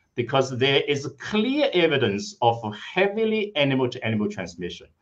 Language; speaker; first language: English; non-native, fluent; Chinese